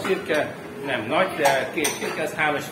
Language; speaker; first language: Hungarian; non-native, learner; Vietnamese